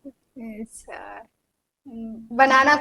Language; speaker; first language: English; non-native, learner; Hindi